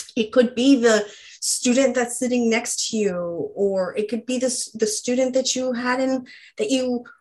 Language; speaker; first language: English; early bilingual, other home language; Spanish